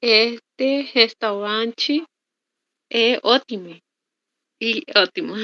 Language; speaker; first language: Portuguese; non-native, learner; Spanish